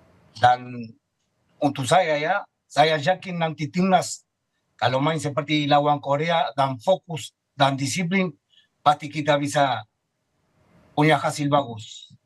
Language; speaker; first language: Indonesian; non-native, fluent; Spanish